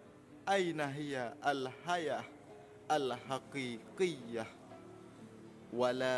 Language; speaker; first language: Arabic; non-native, learner; Achinese